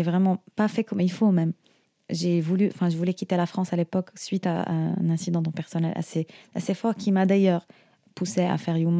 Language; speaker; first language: French; non-native, fluent; Arabic